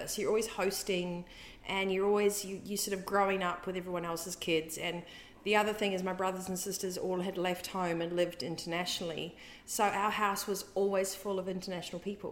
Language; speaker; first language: English; native; English